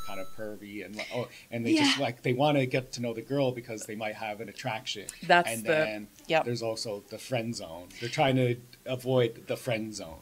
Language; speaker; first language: English; native; English